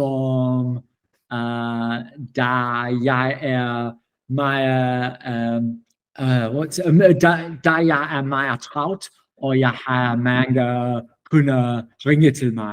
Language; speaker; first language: Danish; non-native, learner; English